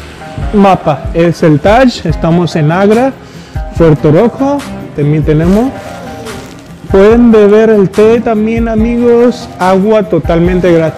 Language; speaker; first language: Spanish; non-native, fluent; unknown